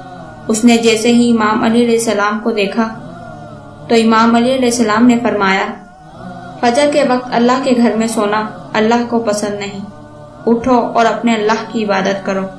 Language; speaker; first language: Urdu; native; Urdu